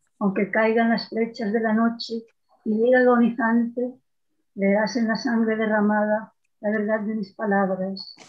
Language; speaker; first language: Spanish; native; Spanish